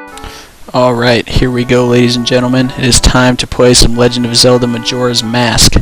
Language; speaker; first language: English; native; English